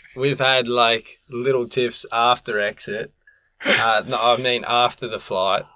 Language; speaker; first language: English; native; English